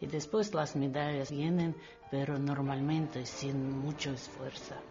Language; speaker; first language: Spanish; non-native, learner; Russian